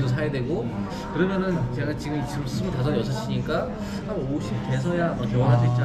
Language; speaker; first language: Korean; native; Korean